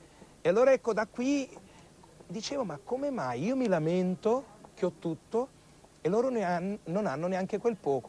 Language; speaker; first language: Italian; native; Italian